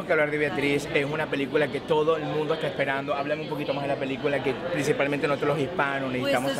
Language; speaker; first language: Spanish; native; Spanish